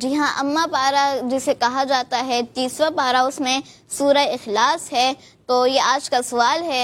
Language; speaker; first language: Urdu; native; Urdu